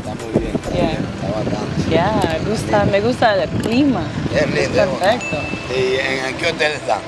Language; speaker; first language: Spanish; non-native, learner; English